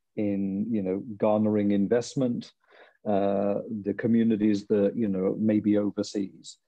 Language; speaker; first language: English; non-native, local second language; Punjabi